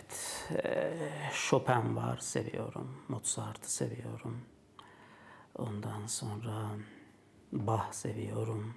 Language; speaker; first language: Turkish; non-native, fluent; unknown